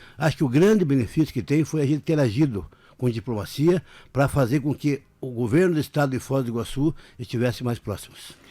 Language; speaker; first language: Portuguese; native; Portuguese